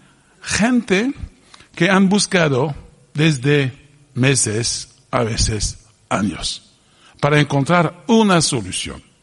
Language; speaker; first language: Spanish; non-native, fluent; French